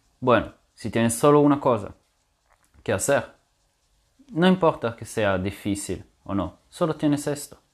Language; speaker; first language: Spanish; non-native, fluent; French